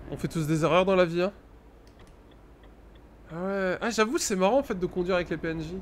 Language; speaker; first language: French; native; French